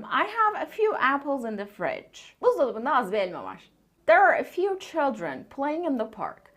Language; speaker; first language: English; non-native, fluent; Turkish